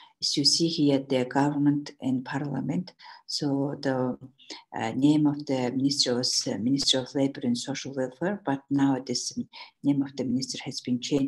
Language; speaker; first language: English; non-native, learner; Mongolian